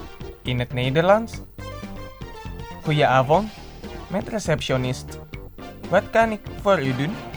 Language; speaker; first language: Dutch; non-native, fluent; Indonesian